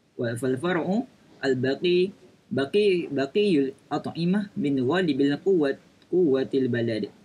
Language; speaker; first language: Arabic; non-native, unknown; Malay